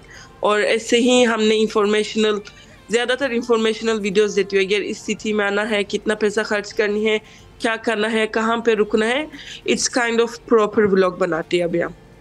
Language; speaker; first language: Hindi; non-native, fluent; Turkish